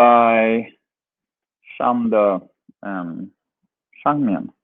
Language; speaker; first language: Chinese; non-native, learner; Swedish